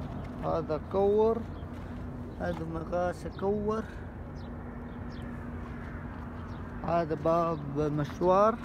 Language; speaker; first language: Arabic; non-native, learner; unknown